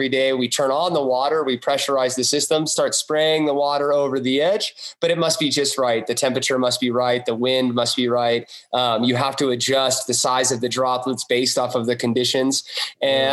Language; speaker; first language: English; native; English